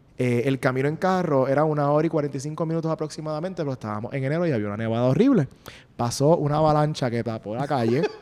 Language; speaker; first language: Spanish; native; Spanish